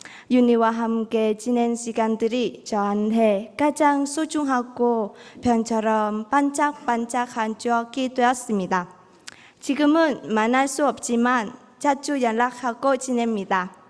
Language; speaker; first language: Korean; non-native, fluent; Vietnamese